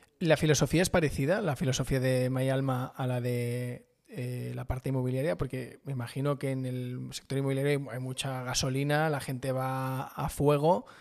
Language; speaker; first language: Spanish; native; Spanish